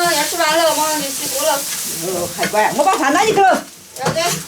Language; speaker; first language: Chinese; native; Chinese